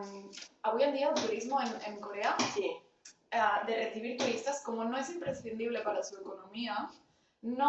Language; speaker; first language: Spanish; non-native, local second language; Catalan